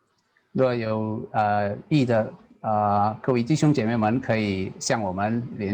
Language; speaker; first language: Chinese; non-native, learner; Indonesian